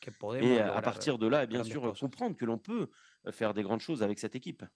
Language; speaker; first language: French; native; French